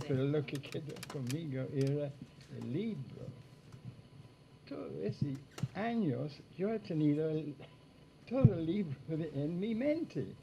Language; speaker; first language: Spanish; non-native, fluent; English